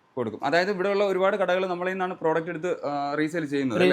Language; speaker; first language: Malayalam; native; Malayalam